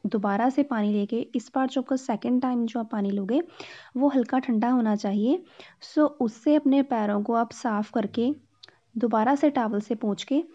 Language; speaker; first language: Hindi; non-native, local second language; Punjabi